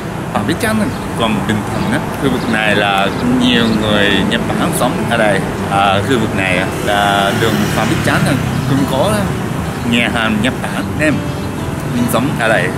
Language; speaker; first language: Vietnamese; non-native, learner; Japanese